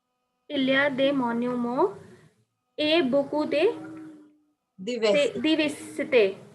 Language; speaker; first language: French; non-native, learner; Hindi